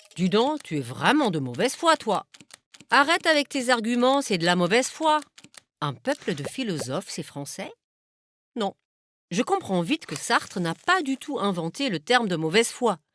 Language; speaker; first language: French; non-native, fluent; German